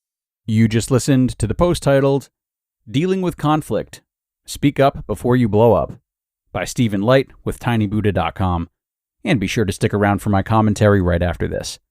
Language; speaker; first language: English; native; English